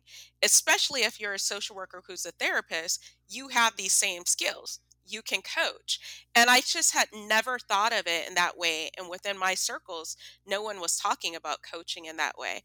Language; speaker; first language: English; native; English